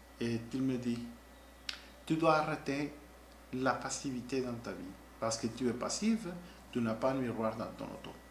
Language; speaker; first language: French; non-native, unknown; Spanish